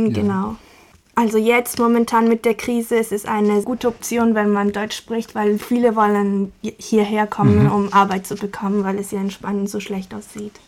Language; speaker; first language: German; non-native, fluent; Spanish